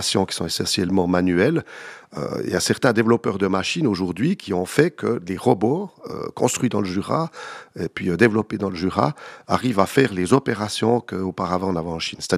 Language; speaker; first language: French; native; French